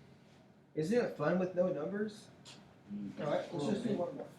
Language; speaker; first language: English; native; English